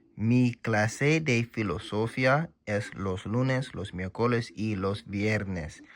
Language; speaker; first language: Spanish; non-native, learner; English